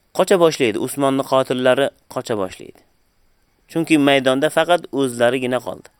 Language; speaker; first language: Uzbek; native; Uzbek